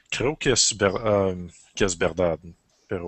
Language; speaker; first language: Spanish; non-native, learner; French